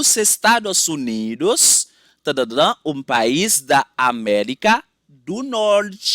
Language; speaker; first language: Portuguese; non-native, fluent; Haitian Creole